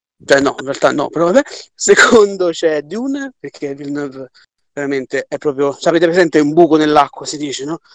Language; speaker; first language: Italian; native; Italian